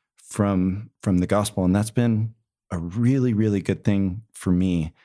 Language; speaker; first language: English; native; English